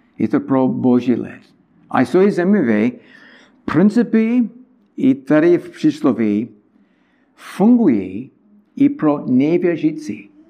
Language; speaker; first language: Czech; non-native, learner; English